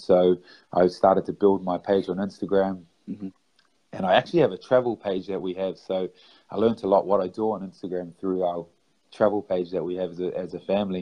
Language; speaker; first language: English; native; English